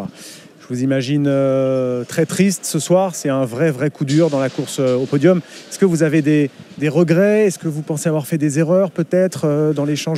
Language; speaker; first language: French; native; French